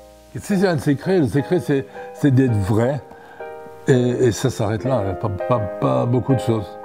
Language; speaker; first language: French; non-native, fluent; German